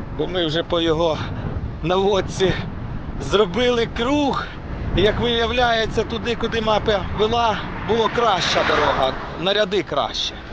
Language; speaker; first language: Ukrainian; non-native, local second language; Russian